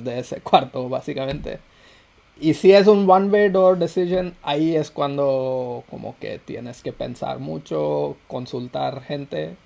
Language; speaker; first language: Spanish; non-native, fluent; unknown